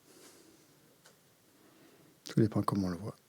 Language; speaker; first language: French; native; French